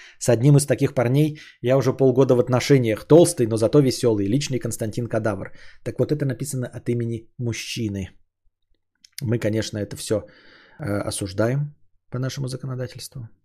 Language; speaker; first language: Russian; native; Russian